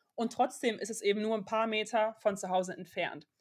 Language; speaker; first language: German; native; German